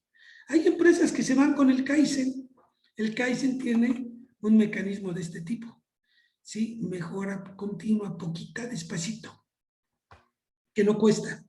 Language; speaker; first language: Spanish; native; Spanish